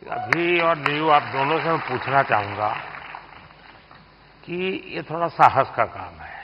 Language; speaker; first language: Hindi; non-native, local second language; Gujarati